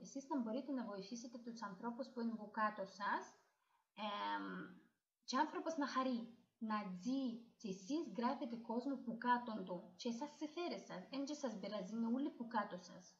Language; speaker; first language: Greek; non-native, learner; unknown